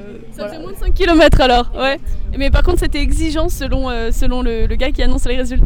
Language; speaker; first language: French; native; French